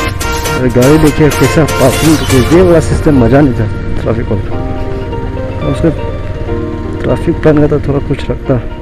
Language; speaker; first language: Hindi; non-native, local second language; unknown